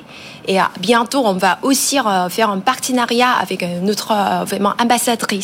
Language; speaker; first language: French; non-native, learner; Korean